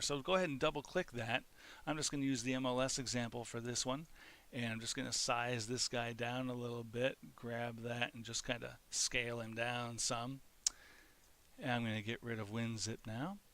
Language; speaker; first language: English; native; English